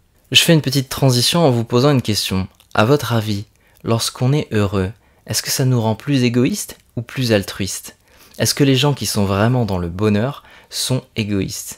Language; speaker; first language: French; native; French